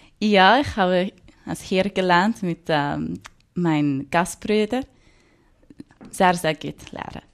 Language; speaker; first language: German; non-native, learner; English